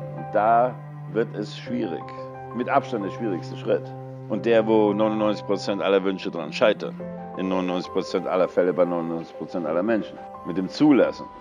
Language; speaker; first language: German; early bilingual, other home language; English